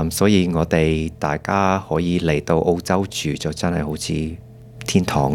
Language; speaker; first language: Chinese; early bilingual, heritage; Cantonese